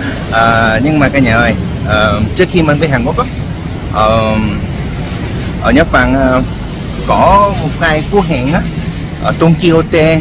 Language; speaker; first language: Vietnamese; non-native, learner; Korean